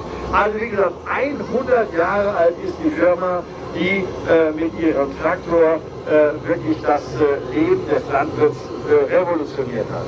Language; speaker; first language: German; native; German